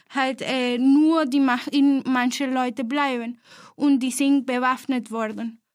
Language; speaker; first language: German; non-native, fluent; Spanish